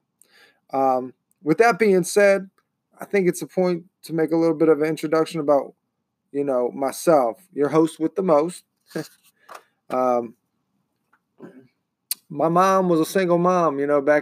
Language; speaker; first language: English; native; English